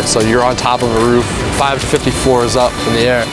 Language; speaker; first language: English; native; English